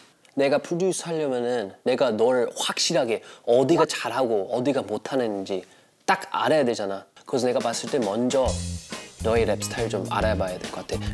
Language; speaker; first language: Korean; non-native, fluent; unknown